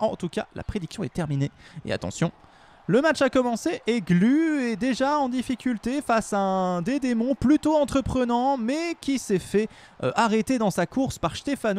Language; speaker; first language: French; native; French